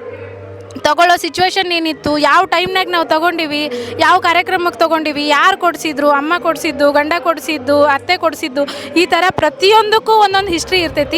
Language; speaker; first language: Kannada; native; Kannada